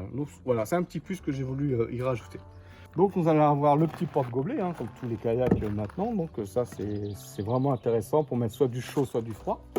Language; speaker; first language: French; native; French